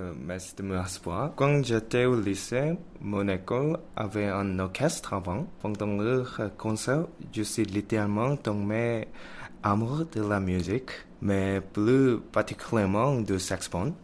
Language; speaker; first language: French; non-native, learner; Korean